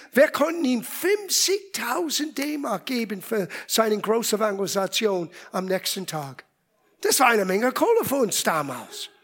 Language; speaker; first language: German; non-native, fluent; English